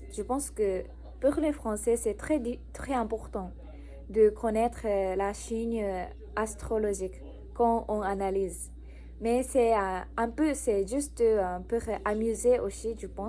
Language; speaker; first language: French; non-native, learner; Japanese